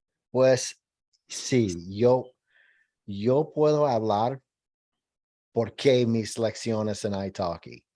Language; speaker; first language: Spanish; non-native, learner; English